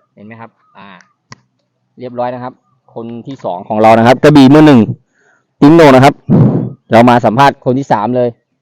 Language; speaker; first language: Thai; native; Thai